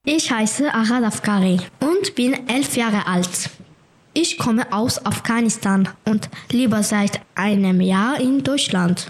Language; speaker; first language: German; early bilingual, other home language; Persian